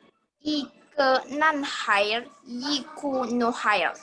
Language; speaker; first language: Chinese; non-native, learner; Indonesian